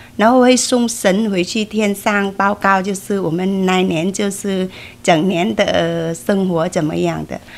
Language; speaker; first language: Chinese; non-native, fluent; Vietnamese